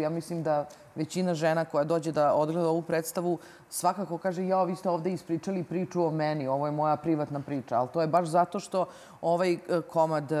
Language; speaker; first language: Serbian; native; Serbian